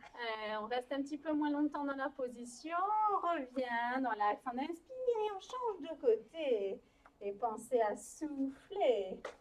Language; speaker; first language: French; native; French